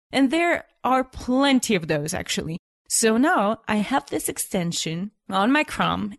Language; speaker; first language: English; non-native, fluent; Bulgarian